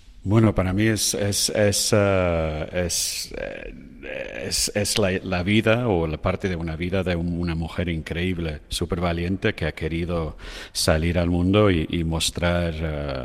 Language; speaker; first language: Spanish; non-native, fluent; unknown